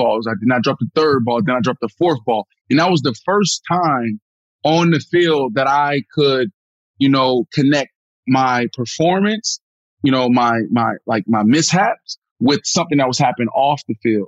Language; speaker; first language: English; native; English